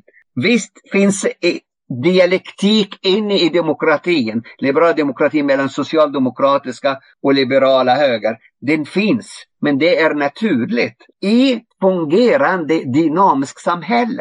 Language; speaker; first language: Swedish; non-native, fluent; Arabic